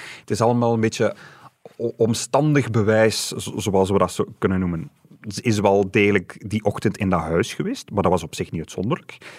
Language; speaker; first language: Dutch; native; Dutch